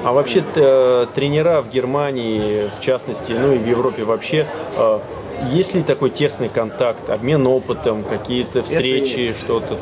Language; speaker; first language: Russian; native; Russian